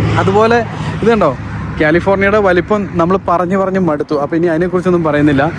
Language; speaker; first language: Malayalam; native; Malayalam